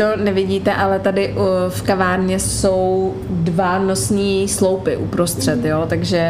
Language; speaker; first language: Czech; native; Czech